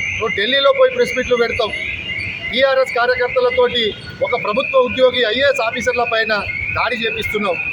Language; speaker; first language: Telugu; non-native, local second language; Lambadi